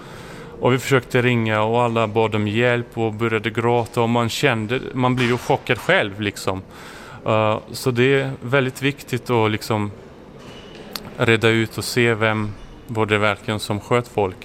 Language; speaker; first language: Swedish; non-native, fluent; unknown